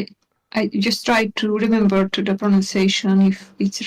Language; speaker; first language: English; non-native, learner; Hungarian